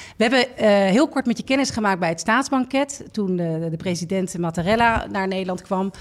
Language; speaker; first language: Dutch; native; Dutch